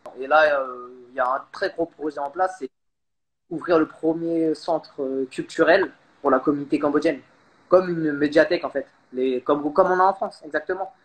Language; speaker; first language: French; early bilingual, other home language; Khmer